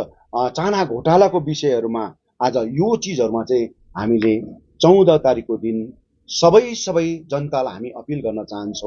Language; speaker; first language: Nepali; native; Nepali